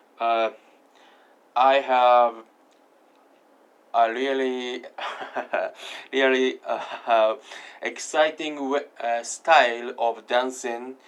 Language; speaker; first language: English; non-native, learner; Japanese